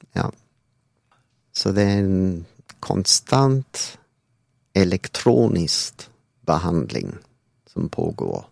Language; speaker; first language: Swedish; non-native, fluent; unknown